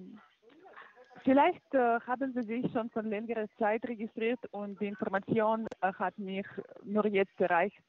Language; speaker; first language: German; non-native, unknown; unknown